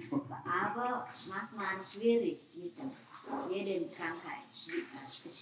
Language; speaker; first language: German; non-native, learner; Thai